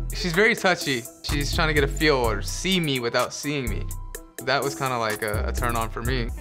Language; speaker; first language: English; native; English